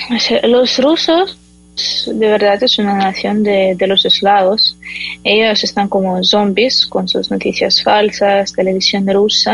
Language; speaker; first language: Spanish; non-native, fluent; Ukrainian